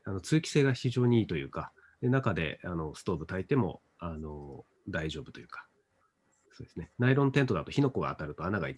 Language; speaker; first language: Japanese; native; Japanese